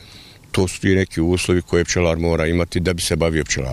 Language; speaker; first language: Serbian; native; Serbian